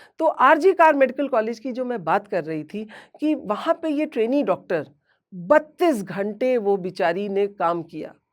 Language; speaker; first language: Hindi; native; Hindi